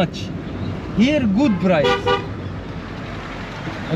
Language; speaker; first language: English; non-native, learner; Arabic